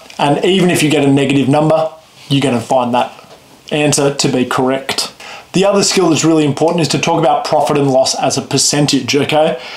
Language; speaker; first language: English; native; English